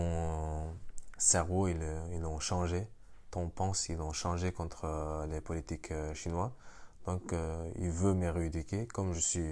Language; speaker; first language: French; non-native, fluent; Uyghur